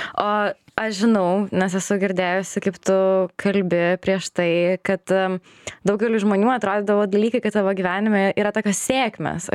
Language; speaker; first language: Lithuanian; native; Lithuanian